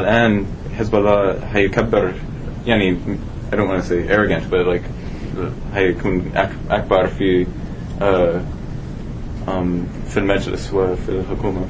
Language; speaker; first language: Arabic; non-native, learner; English